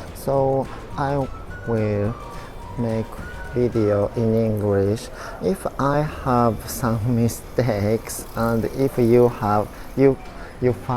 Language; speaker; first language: English; non-native, learner; Japanese